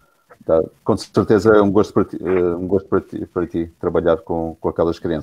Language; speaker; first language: Portuguese; native; Portuguese